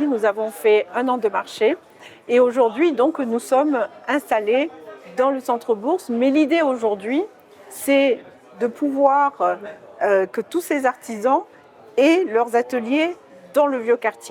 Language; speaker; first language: French; native; French